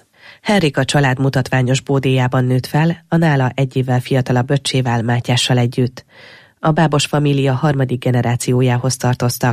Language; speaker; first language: Hungarian; native; Hungarian